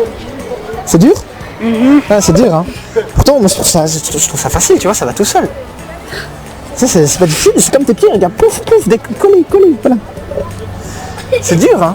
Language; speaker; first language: French; native; French